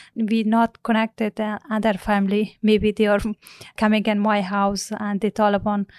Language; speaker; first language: English; non-native, learner; Persian